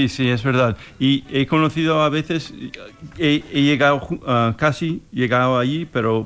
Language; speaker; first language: Spanish; non-native, fluent; English